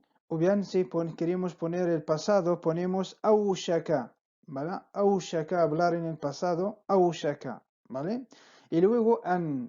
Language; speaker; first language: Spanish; non-native, fluent; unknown